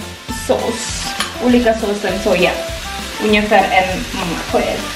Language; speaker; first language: Swedish; non-native, learner; Indonesian